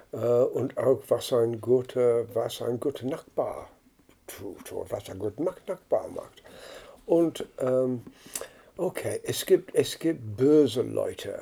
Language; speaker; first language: German; non-native, learner; English